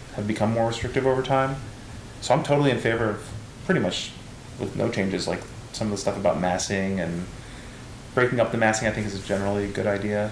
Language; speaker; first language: English; native; English